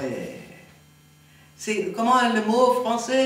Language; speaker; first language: French; non-native, fluent; German